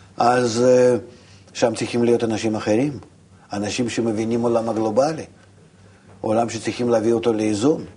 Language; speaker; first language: Hebrew; non-native, fluent; Russian